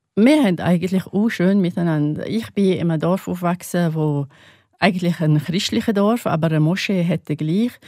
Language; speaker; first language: German; non-native, learner; Arabic